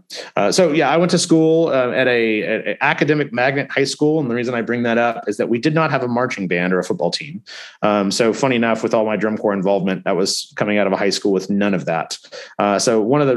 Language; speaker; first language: English; native; English